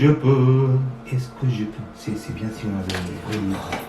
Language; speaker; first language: French; non-native, learner; Sinhala